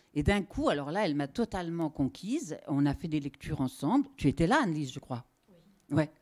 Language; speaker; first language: French; native; French